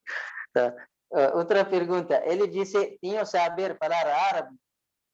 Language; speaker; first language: Portuguese; non-native, fluent; Arabic